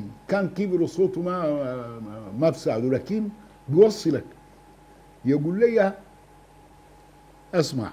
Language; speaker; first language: Arabic; native; Arabic